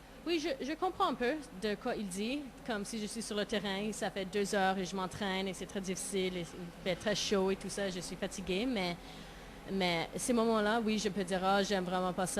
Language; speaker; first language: French; non-native, local second language; English